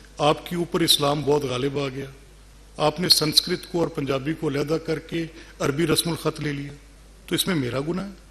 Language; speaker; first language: Urdu; non-native, local second language; Punjabi